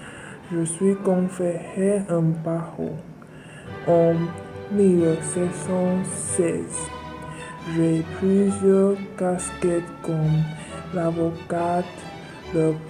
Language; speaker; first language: French; non-native, learner; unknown